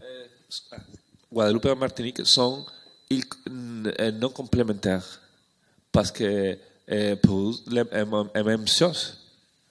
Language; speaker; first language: French; non-native, learner; Spanish